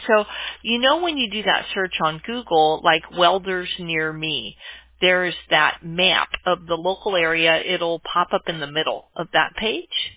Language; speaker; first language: English; native; English